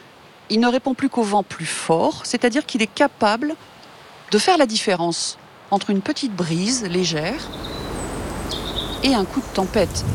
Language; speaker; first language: French; native; French